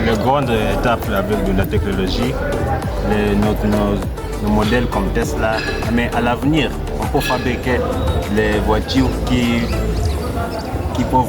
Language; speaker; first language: French; non-native, learner; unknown